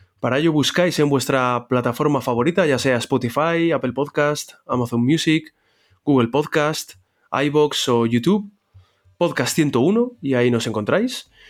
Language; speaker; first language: Spanish; native; Spanish